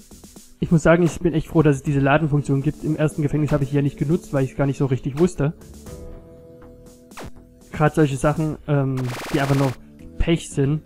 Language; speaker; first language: German; native; German